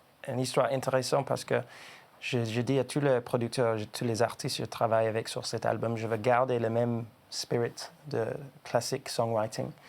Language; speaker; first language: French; non-native, learner; English